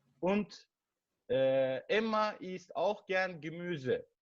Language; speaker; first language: German; non-native, fluent; Turkish